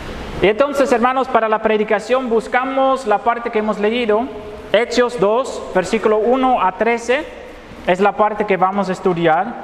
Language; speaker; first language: Spanish; non-native, fluent; Dutch